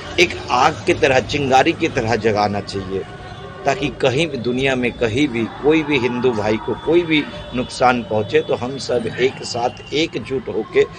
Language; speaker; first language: Hindi; non-native, local second language; Bangla